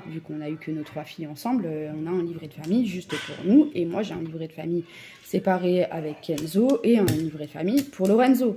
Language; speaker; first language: French; native; French